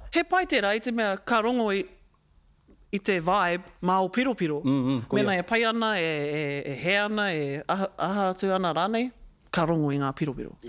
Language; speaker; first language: Māori; non-native, local second language; English